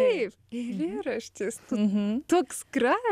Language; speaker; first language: Lithuanian; non-native, learner; Ukrainian